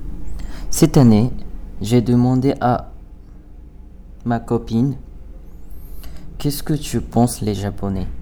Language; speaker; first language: French; non-native, learner; Japanese